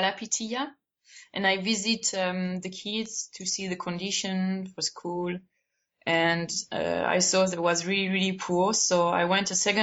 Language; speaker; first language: English; non-native, fluent; Spanish